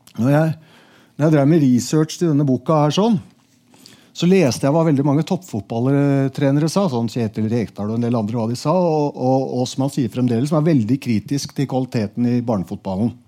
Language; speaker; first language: Norwegian; native; Norwegian